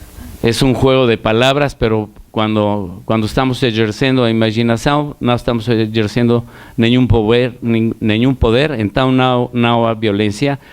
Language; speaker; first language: Portuguese; non-native, learner; Spanish